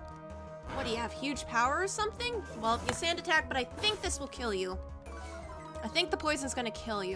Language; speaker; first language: English; native; English